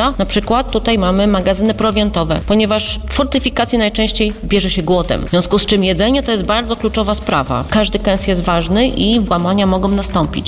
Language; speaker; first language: Polish; native; Polish